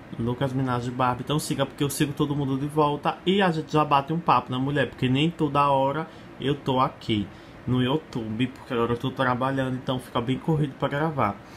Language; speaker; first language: Portuguese; native; Portuguese